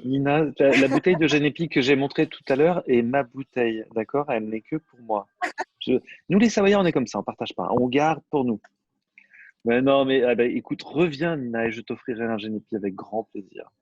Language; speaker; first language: French; native; French